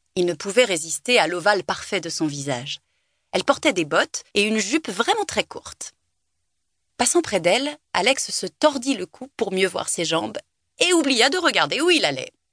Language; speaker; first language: French; native; French